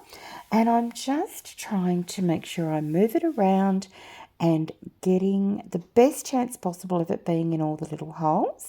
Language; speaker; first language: English; native; English